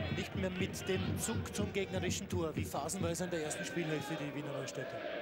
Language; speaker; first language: German; native; German